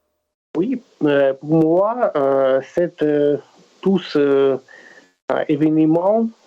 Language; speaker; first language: French; non-native, fluent; Russian